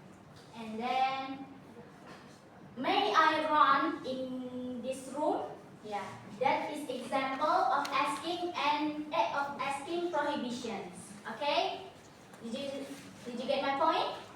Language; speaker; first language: English; non-native, learner; Indonesian